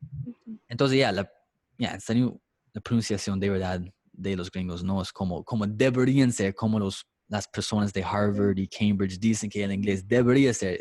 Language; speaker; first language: Spanish; non-native, fluent; English